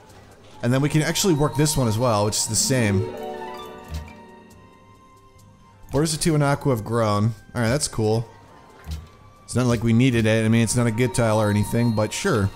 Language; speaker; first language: English; native; English